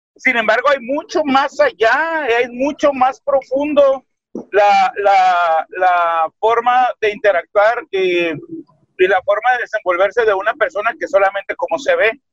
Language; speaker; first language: Spanish; native; Spanish